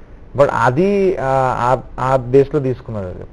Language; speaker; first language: Telugu; native; Telugu